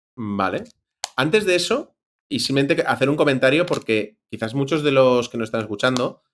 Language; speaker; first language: Spanish; native; Spanish